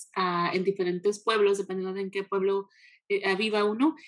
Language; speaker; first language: Spanish; early bilingual, heritage; Spanish